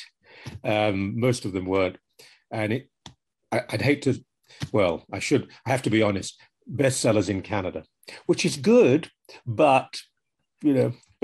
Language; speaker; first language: English; native; English